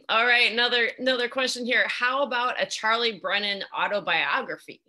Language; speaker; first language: English; native; English